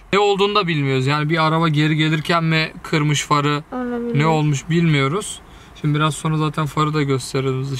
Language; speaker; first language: Turkish; native; Turkish